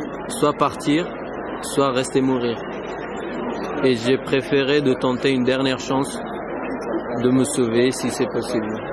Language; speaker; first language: French; non-native, fluent; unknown